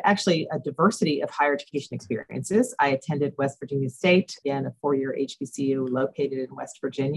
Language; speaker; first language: English; native; English